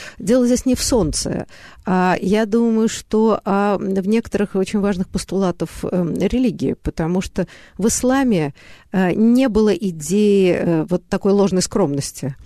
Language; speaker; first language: Russian; native; Russian